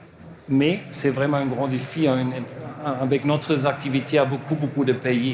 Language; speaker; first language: French; non-native, learner; German